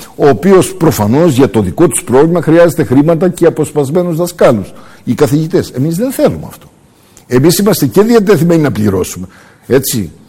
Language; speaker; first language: Greek; early bilingual, heritage; Greek